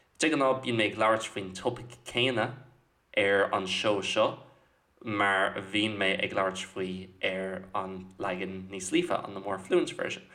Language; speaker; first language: Irish; non-native, local second language; English